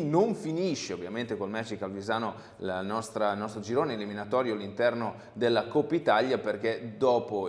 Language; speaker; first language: Italian; native; Italian